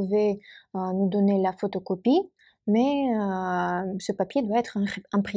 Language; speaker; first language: French; non-native, fluent; Russian